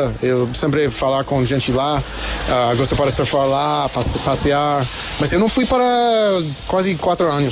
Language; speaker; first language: Portuguese; non-native, learner; English